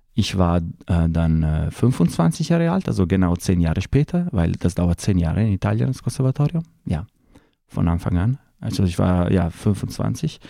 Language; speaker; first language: German; non-native, fluent; Italian